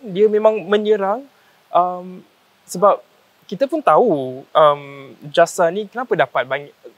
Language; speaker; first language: Malay; native; Malay